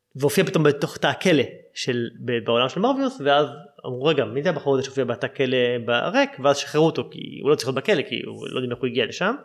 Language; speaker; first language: Hebrew; native; Hebrew